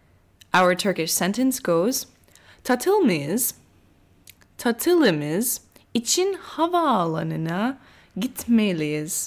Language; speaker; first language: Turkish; non-native, learner; English